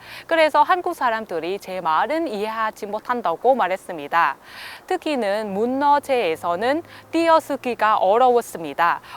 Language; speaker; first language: Korean; non-native, fluent; Vietnamese